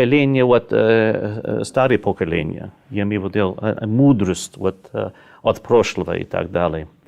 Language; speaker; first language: Russian; non-native, fluent; English